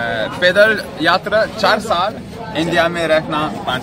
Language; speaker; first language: Hindi; non-native, fluent; French